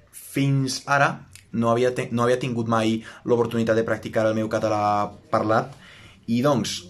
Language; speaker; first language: Catalan; non-native, learner; Spanish